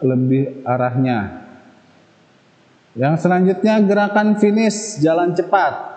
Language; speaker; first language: Indonesian; native; Indonesian